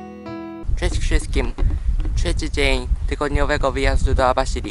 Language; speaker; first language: Polish; early bilingual, heritage; Polish